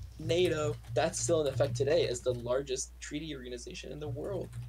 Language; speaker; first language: English; early bilingual, other home language; Russian